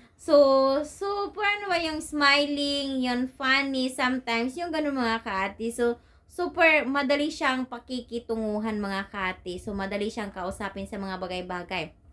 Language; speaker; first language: Filipino; non-native, local second language; Cebuano